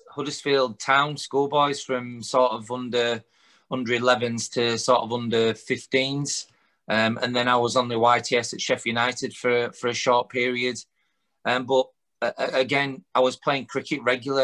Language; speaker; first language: English; native; English